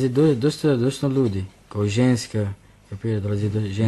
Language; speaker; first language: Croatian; non-native, learner; Portuguese